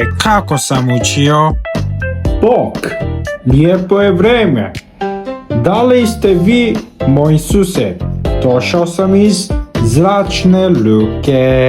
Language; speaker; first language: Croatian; non-native, learner; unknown